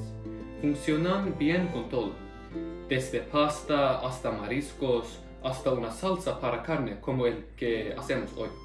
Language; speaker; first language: Spanish; non-native, learner; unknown